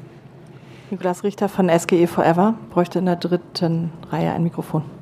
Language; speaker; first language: German; native; German